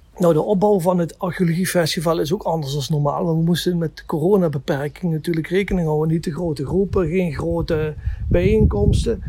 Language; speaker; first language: Dutch; native; Dutch